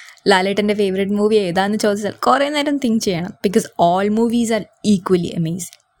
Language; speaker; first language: English; non-native, local second language; Malayalam